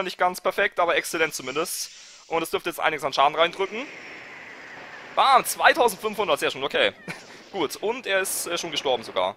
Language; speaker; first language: German; native; German